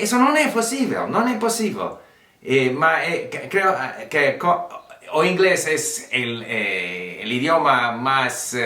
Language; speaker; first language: Portuguese; non-native, learner; English